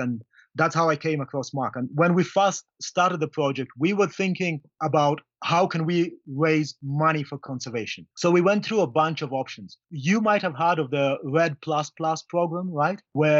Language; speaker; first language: English; non-native, local second language; Luyia